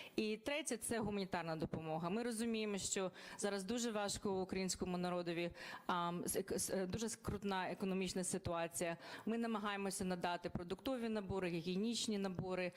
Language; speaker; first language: Ukrainian; native; Ukrainian